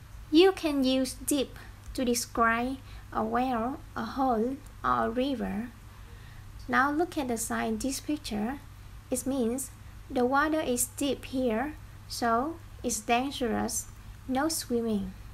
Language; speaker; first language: English; non-native, fluent; Vietnamese